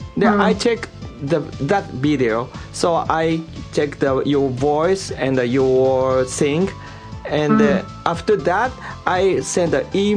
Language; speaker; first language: English; non-native, learner; Japanese